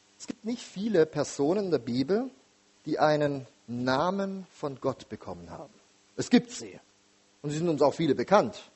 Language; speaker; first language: German; native; German